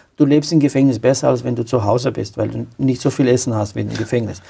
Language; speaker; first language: German; non-native, fluent; Romanian